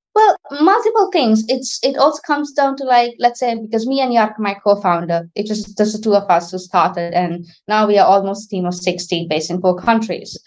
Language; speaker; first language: English; non-native, local second language; Sinhala